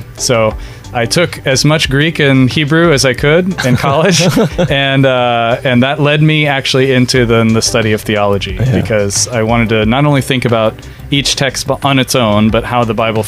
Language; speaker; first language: English; native; English